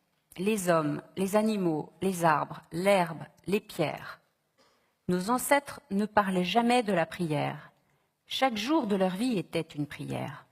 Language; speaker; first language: French; native; French